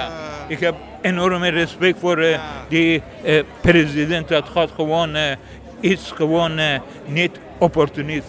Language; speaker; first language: Dutch; non-native, learner; Persian